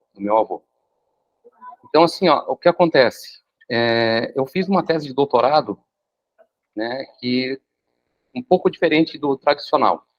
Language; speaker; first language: Portuguese; early bilingual, other home language; Arabic